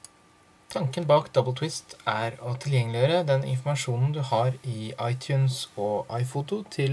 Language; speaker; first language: Norwegian; native; Norwegian